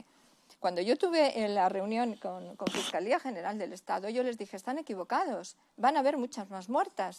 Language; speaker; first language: Spanish; native; Spanish